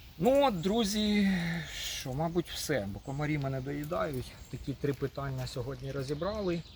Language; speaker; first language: Ukrainian; non-native, local second language; Russian